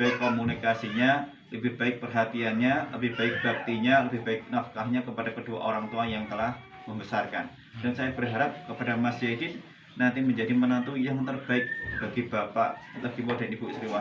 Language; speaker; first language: Indonesian; native; Indonesian